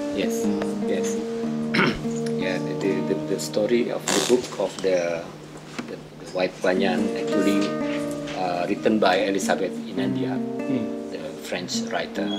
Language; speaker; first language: English; non-native, fluent; Indonesian